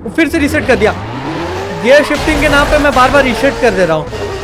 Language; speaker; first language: Hindi; native; Hindi